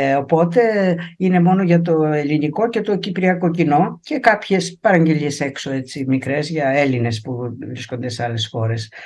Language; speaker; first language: Greek; native; Greek